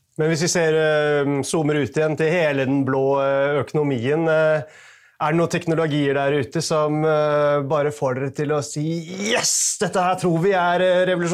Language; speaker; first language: Norwegian; native; Norwegian